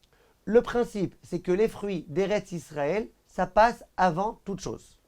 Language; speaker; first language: French; native; French